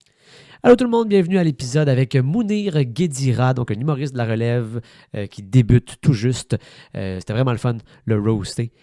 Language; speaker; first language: French; native; French